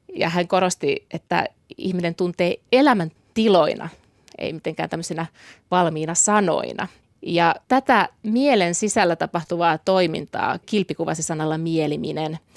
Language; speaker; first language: Finnish; native; Finnish